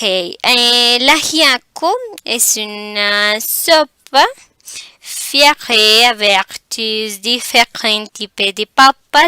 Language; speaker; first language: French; non-native, learner; Spanish